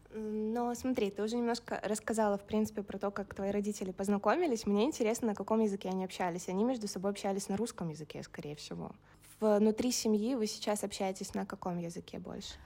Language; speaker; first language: Russian; native; Russian